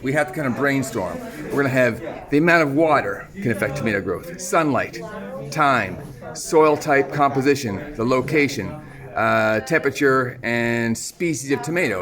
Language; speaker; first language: English; native; English